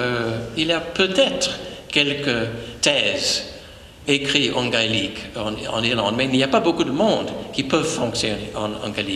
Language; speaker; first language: French; non-native, fluent; English